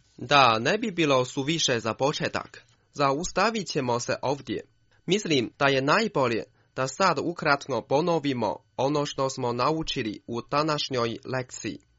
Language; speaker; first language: Croatian; non-native, fluent; Chinese